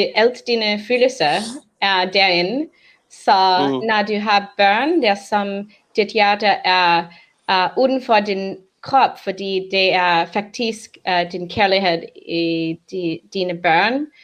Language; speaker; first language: Danish; non-native, learner; English